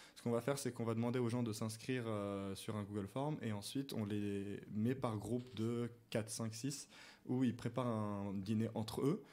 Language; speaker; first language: French; native; French